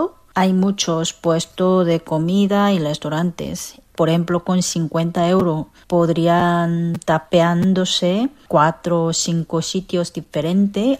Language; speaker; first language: Spanish; non-native, fluent; Korean